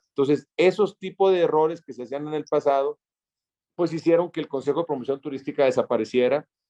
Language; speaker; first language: Spanish; native; Spanish